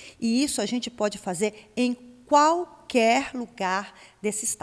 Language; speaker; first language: Portuguese; native; Portuguese